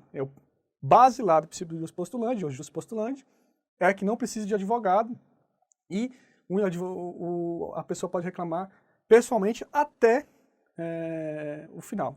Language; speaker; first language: Portuguese; native; Portuguese